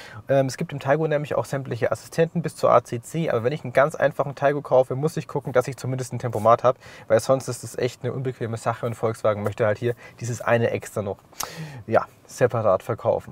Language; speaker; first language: German; native; German